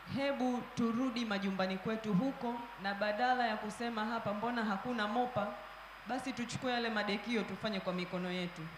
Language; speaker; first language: Swahili; native; Swahili